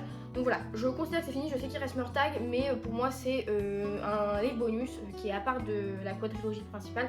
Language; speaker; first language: French; native; French